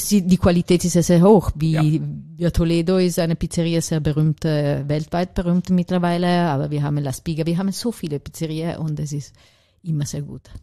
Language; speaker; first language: German; non-native, learner; Italian